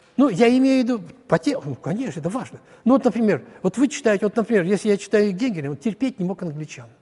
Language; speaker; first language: Russian; native; Russian